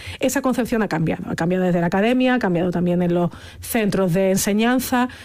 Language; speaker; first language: Spanish; native; Spanish